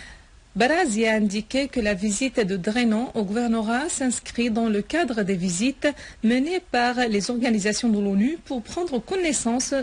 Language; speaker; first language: French; non-native, fluent; Arabic